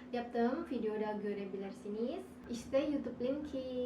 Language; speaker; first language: Turkish; non-native, learner; Indonesian